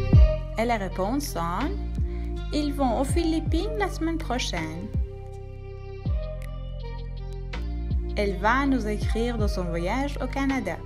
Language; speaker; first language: French; non-native, fluent; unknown